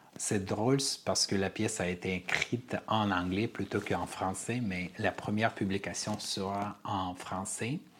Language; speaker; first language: French; non-native, fluent; Armenian